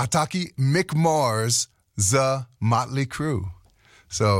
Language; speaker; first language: Czech; non-native, learner; English